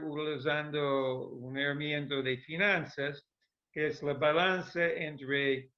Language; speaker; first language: Spanish; non-native, fluent; English